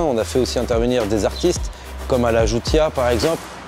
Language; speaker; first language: French; native; French